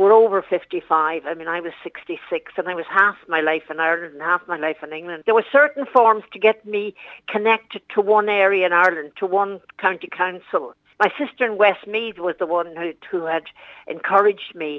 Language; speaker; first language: English; native; English